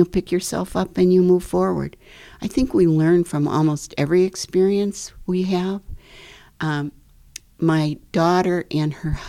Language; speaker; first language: English; native; English